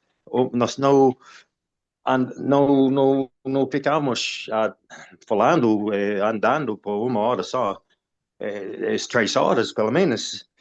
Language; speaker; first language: Portuguese; non-native, fluent; English